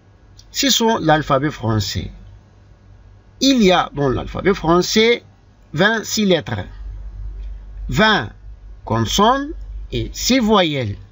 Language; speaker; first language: French; non-native, fluent; Arabic